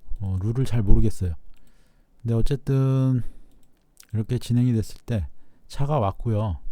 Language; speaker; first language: Korean; native; Korean